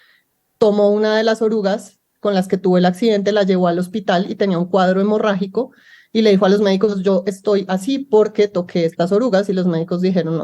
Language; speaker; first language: Spanish; native; Spanish